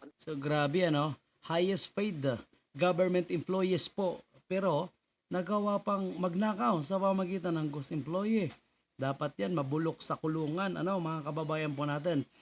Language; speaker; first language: Filipino; native; Filipino